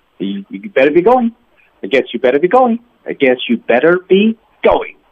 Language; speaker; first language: English; non-native, fluent; Chinese